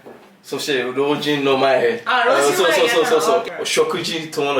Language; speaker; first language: Japanese; non-native, fluent; English